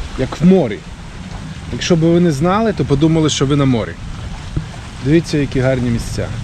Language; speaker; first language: Ukrainian; non-native, local second language; Russian